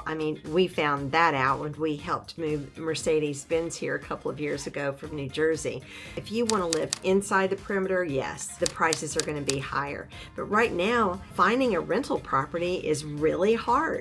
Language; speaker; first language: English; native; English